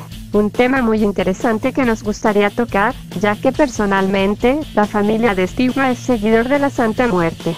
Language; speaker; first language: Spanish; native; Spanish